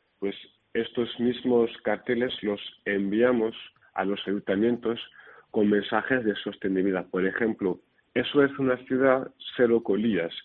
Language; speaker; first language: Spanish; non-native, fluent; French